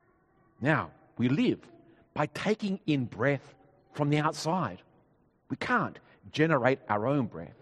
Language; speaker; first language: English; native; English